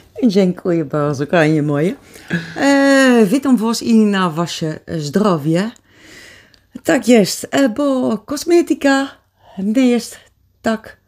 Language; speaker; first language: Polish; early bilingual, heritage; Polish